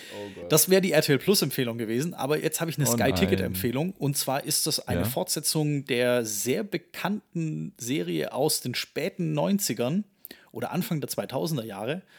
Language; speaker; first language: German; native; German